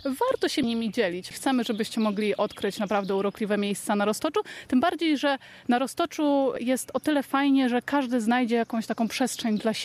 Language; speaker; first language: Polish; native; Polish